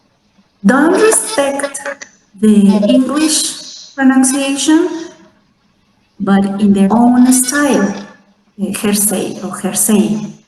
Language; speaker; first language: English; non-native, fluent; Spanish